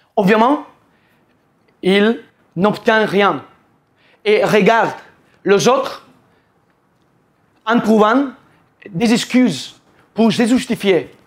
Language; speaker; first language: French; non-native, learner; Italian